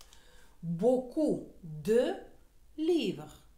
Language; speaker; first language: French; non-native, fluent; Russian